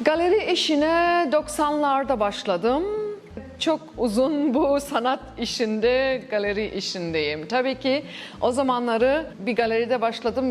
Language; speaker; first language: Turkish; early bilingual, heritage; Turkish